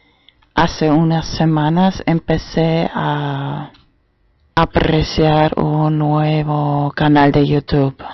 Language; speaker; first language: Spanish; non-native, learner; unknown